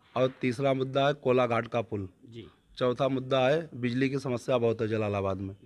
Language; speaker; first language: Hindi; native; Hindi